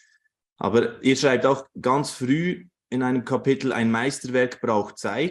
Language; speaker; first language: German; native; German